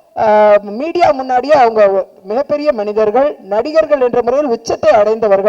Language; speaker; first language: Tamil; native; Tamil